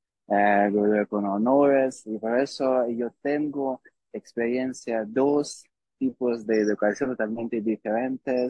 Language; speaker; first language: Spanish; non-native, learner; Russian